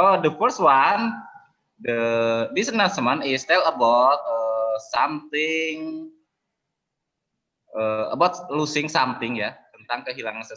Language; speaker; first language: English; non-native, learner; Indonesian